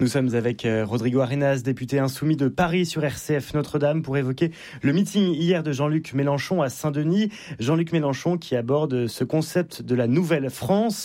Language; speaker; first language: French; native; French